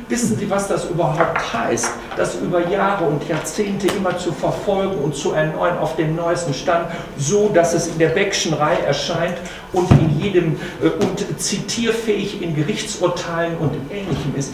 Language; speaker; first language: German; native; German